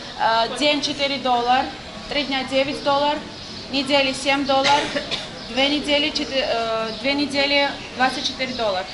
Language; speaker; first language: Russian; non-native, learner; Turkish